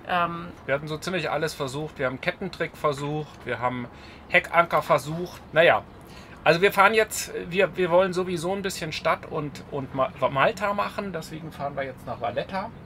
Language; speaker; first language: German; native; German